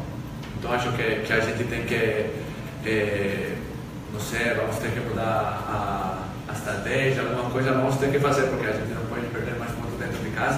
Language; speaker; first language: Portuguese; non-native, fluent; Spanish